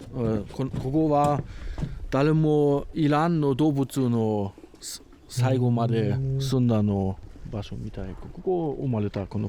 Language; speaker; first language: Japanese; non-native, learner; German